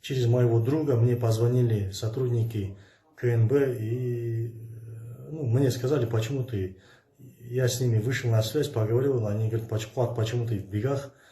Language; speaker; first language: Russian; non-native, local second language; Kazakh